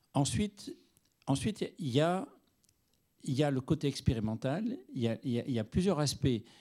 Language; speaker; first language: French; native; French